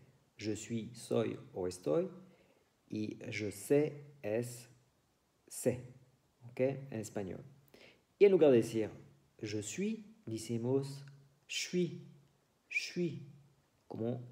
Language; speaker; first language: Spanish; non-native, fluent; French